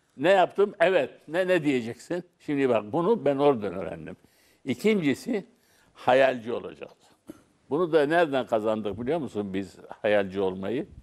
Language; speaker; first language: Turkish; non-native, local second language; Arabic